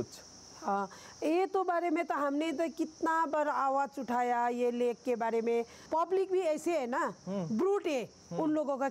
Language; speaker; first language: Hindi; non-native, local second language; Nepali